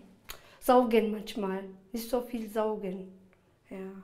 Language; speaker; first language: German; non-native, learner; Turkish